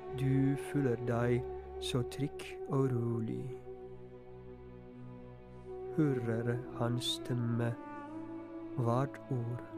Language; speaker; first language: Norwegian; non-native, fluent; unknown